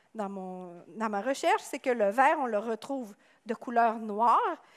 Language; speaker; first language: French; native; French